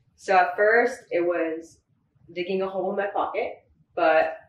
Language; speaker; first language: English; native; English